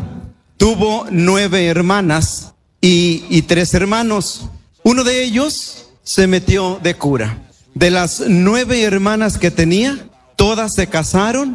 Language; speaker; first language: Spanish; native; Spanish